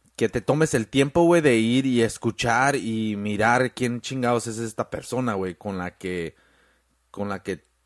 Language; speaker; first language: Spanish; early bilingual, heritage; Spanish